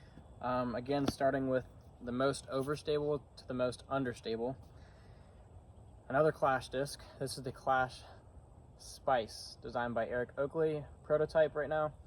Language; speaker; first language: English; native; English